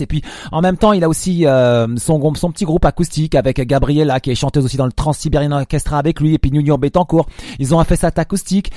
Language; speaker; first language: French; native; French